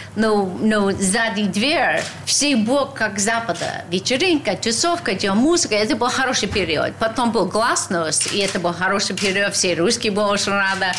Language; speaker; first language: Russian; non-native, fluent; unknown